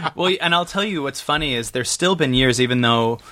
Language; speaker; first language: English; native; English